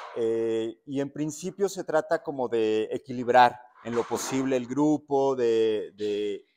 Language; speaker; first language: Spanish; native; Spanish